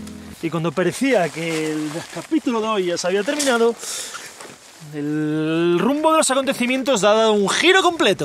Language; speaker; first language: Spanish; native; Spanish